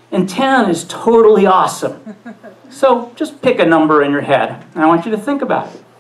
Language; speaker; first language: English; native; English